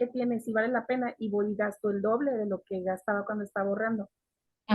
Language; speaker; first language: Spanish; native; Spanish